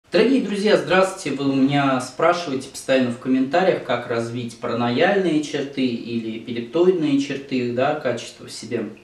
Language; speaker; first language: Russian; native; Russian